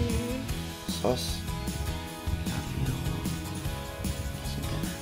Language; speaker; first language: Filipino; native; Filipino